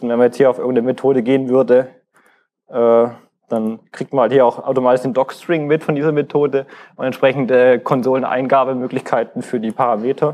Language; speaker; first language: German; native; German